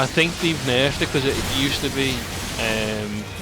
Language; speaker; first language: English; native; English